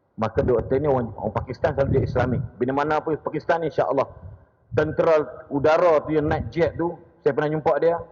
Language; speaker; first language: Malay; native; Malay